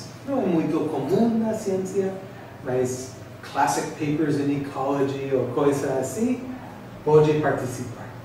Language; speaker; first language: Portuguese; non-native, learner; English